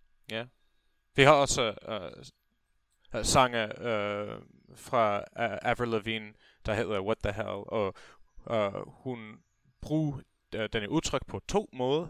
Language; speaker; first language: Danish; non-native, learner; English